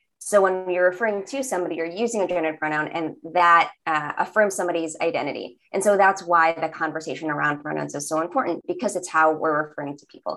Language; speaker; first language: English; native; English